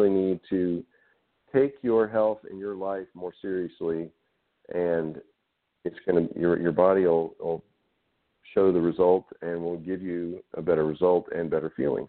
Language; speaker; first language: English; native; English